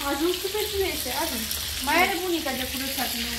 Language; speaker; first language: Romanian; native; Romanian